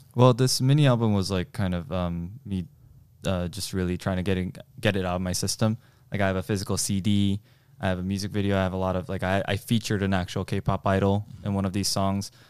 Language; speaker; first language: English; early bilingual, other home language; Korean